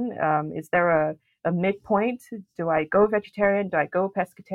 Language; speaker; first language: English; non-native, local second language; Yoruba